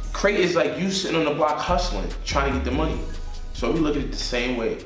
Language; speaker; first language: English; native; English